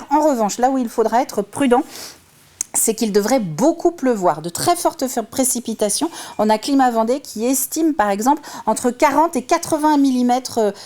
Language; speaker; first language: French; native; French